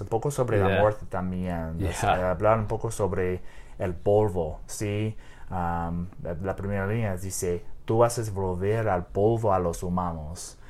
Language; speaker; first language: Spanish; non-native, learner; English